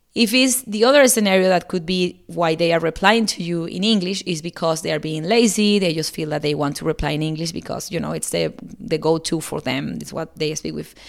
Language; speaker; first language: English; non-native, fluent; Spanish